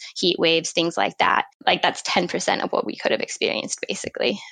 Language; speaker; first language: English; native; English